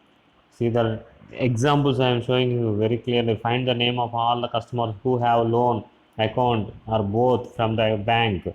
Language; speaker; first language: English; non-native, local second language; Telugu